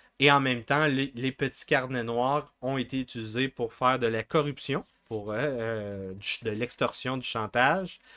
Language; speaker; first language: French; native; French